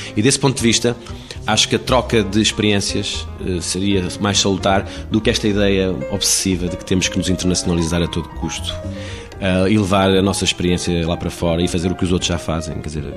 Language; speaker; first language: Portuguese; native; Portuguese